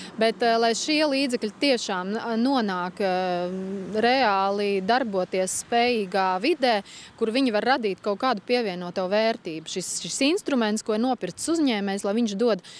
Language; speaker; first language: Latvian; native; Latvian